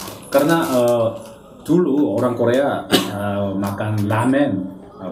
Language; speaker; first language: Indonesian; non-native, learner; Korean